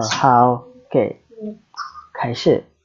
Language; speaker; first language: Chinese; non-native, learner; Indonesian